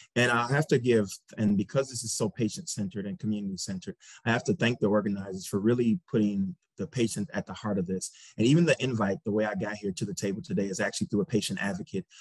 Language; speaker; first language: English; native; English